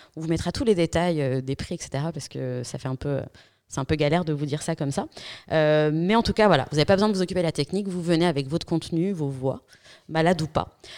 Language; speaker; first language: French; native; French